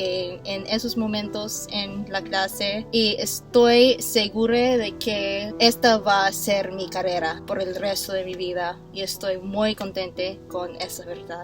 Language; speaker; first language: Spanish; non-native, fluent; English